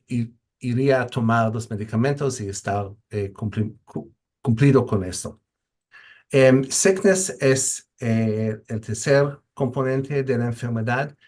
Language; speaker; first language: Spanish; non-native, fluent; English